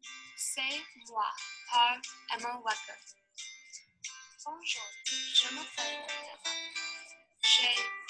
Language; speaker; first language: French; non-native, learner; English